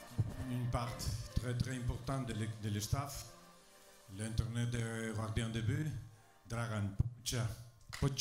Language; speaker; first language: French; non-native, fluent; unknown